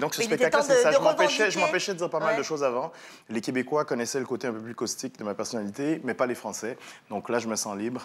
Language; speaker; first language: French; native; French